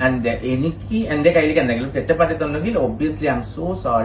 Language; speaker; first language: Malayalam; non-native, fluent; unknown